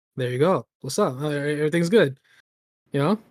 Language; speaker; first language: English; native; English